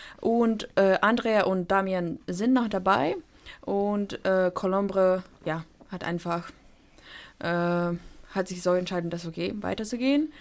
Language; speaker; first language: German; non-native, fluent; Ukrainian